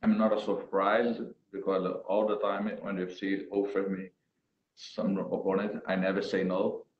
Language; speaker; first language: English; non-native, learner; Portuguese